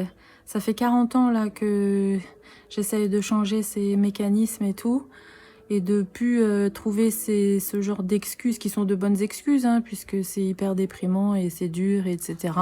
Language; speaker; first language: French; native; French